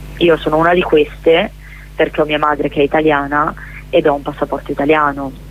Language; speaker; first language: Italian; native; Italian